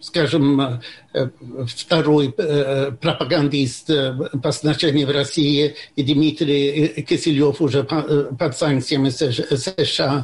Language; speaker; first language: Russian; non-native, fluent; Swedish